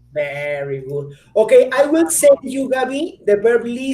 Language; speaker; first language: English; non-native, fluent; Spanish